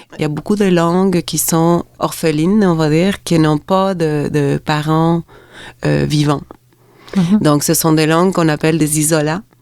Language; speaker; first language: French; non-native, fluent; Spanish